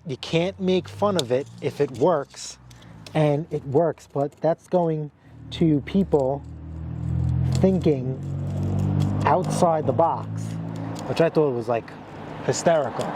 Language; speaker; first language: English; native; English